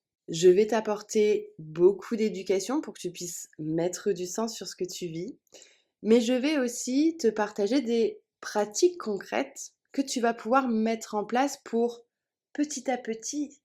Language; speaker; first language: French; native; French